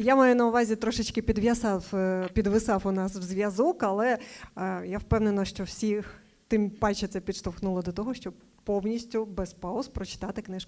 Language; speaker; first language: Ukrainian; native; Ukrainian